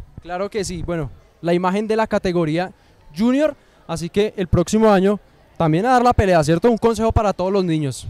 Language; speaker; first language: Spanish; native; Spanish